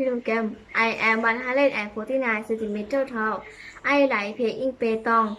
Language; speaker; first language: English; non-native, learner; Thai